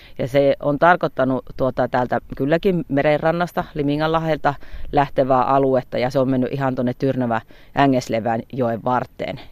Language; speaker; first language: Finnish; native; Finnish